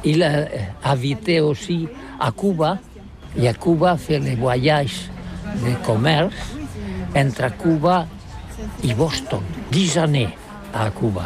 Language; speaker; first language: French; non-native, learner; Catalan